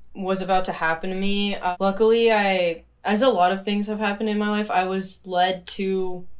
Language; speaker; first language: English; early bilingual, other home language; Ukrainian